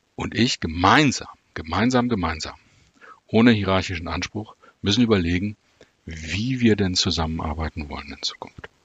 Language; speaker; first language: German; native; German